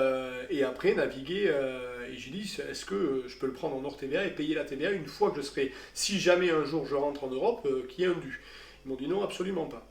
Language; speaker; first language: French; native; French